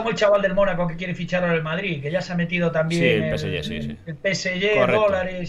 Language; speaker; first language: Spanish; native; Spanish